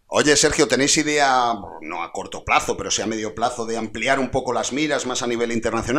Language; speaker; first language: Spanish; native; Spanish